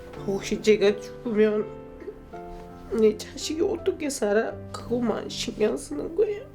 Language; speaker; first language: Korean; non-native, learner; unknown